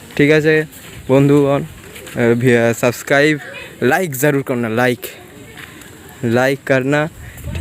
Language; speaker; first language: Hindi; non-native, local second language; Bangla